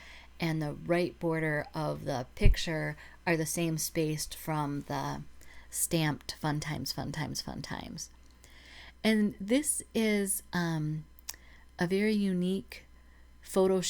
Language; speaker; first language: English; native; English